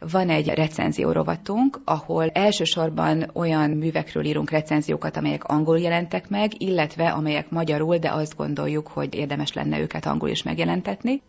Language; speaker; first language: Hungarian; native; Hungarian